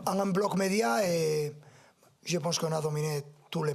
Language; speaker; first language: French; non-native, fluent; Spanish